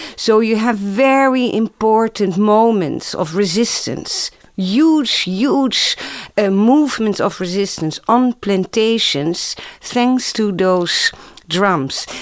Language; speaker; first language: English; non-native, fluent; Dutch